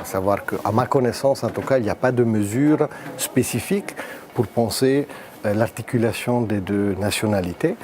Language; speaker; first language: French; native; French